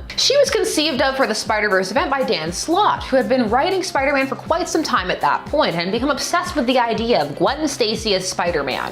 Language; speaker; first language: English; native; English